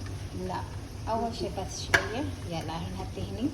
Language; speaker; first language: Arabic; non-native, learner; Urdu